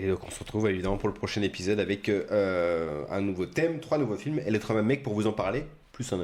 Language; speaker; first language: French; native; French